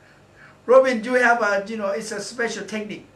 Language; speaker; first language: English; non-native, learner; Thai